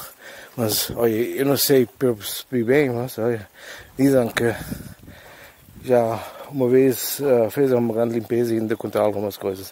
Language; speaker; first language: Portuguese; non-native, learner; German